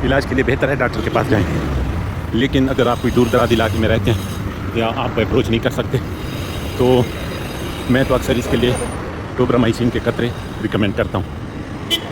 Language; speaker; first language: Urdu; non-native, local second language; Pashto